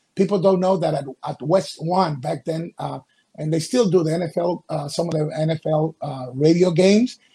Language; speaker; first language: English; early bilingual, other home language; Spanish